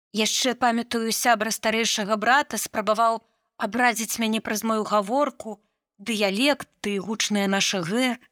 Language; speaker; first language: Belarusian; non-native, local second language; Russian